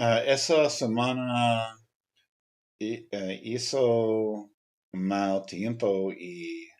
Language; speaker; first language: Spanish; non-native, learner; English